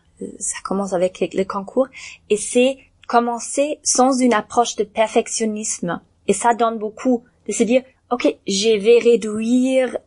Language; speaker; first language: French; non-native, learner; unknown